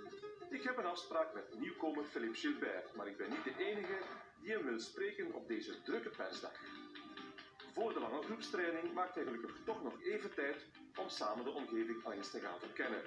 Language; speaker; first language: Dutch; native; Dutch